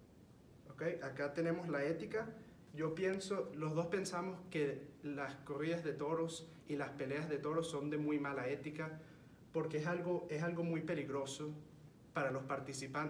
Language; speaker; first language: Spanish; early bilingual, heritage; Spanish